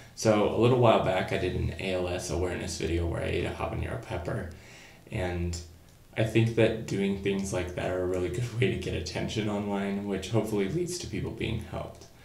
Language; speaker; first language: English; native; English